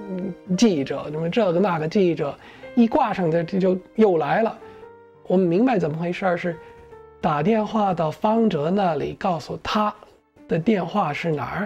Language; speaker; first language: Chinese; non-native, fluent; English